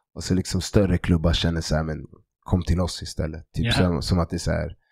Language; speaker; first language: Swedish; native; Swedish